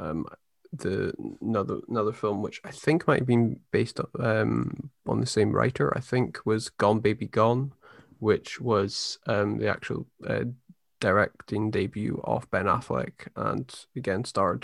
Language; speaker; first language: English; native; English